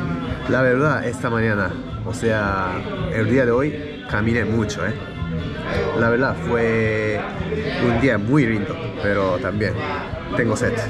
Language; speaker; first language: Spanish; non-native, learner; Japanese